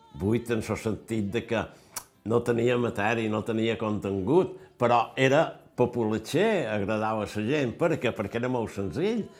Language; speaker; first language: Catalan; native; Catalan